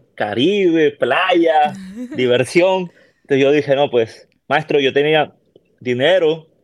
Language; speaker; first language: Spanish; native; Spanish